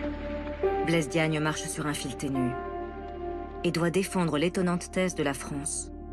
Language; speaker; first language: French; native; French